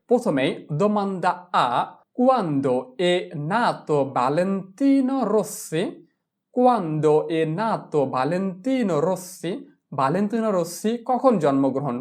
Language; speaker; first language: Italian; non-native, fluent; Bangla